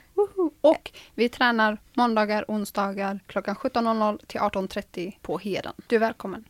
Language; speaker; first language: Swedish; native; Swedish